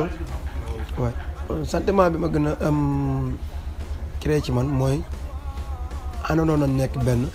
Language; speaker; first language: French; non-native, local second language; Wolof